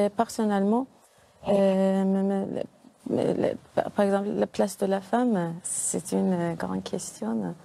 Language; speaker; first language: French; non-native, learner; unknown